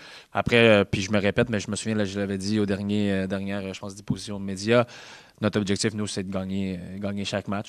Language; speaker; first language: French; native; French